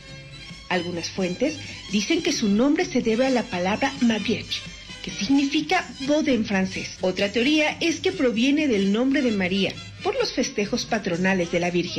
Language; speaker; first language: Spanish; native; Spanish